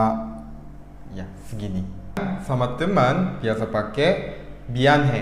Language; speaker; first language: Indonesian; non-native, fluent; Korean